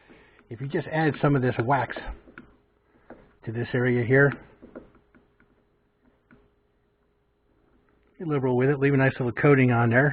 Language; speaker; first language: English; native; English